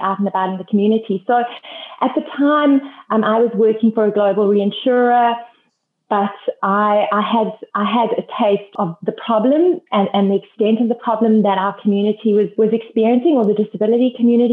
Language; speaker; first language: English; native; English